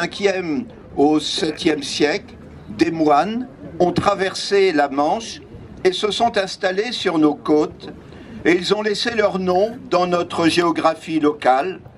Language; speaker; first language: French; native; French